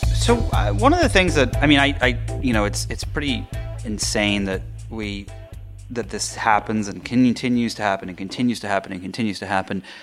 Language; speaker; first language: English; native; English